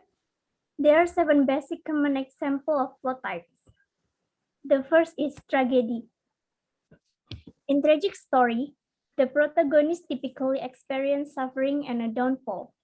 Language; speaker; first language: English; non-native, learner; Indonesian